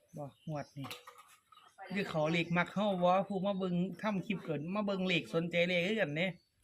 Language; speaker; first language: Thai; native; Thai